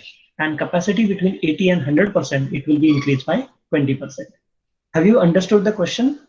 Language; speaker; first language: English; non-native, local second language; Marathi